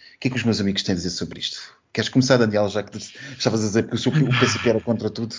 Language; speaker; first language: Portuguese; native; Portuguese